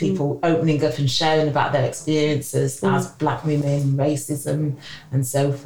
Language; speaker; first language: English; native; English